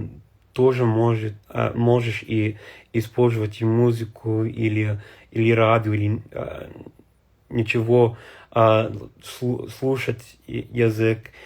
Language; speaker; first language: Russian; non-native, learner; English